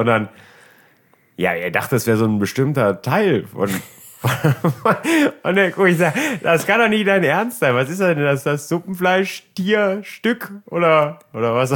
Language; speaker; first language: German; native; German